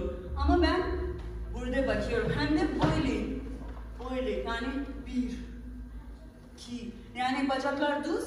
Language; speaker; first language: Turkish; non-native, fluent; Persian